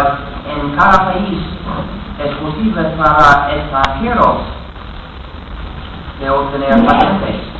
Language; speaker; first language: Spanish; non-native, fluent; English